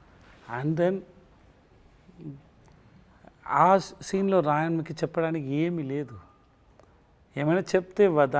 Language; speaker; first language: Telugu; non-native, learner; Tamil